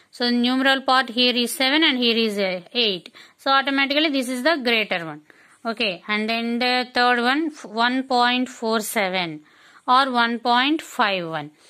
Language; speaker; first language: English; non-native, local second language; Telugu